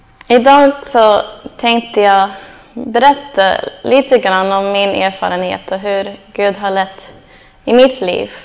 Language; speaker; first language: Swedish; non-native, fluent; English